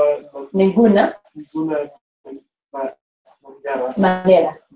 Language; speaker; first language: Spanish; non-native, learner; English